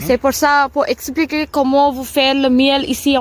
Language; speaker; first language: French; non-native, learner; Telugu